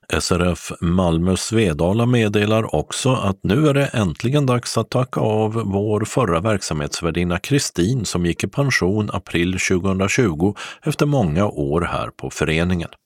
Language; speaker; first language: Swedish; native; Swedish